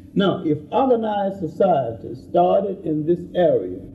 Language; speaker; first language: English; native; English